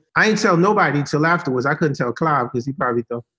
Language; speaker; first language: English; early bilingual, other home language; Haitian Creole